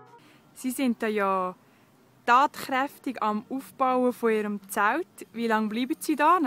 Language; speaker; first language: German; native; German